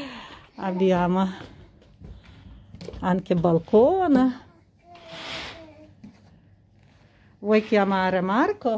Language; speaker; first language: Italian; non-native, learner; Russian